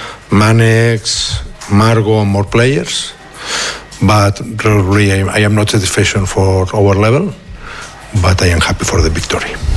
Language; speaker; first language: English; non-native, learner; Catalan